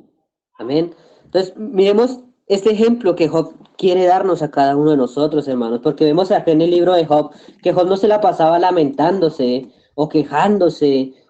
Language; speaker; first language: Spanish; native; Spanish